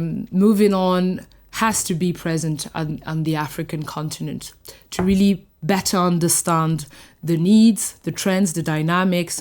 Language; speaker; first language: English; non-native, fluent; French